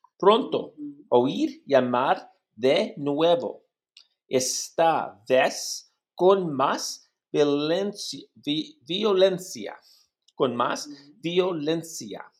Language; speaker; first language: Spanish; non-native, learner; English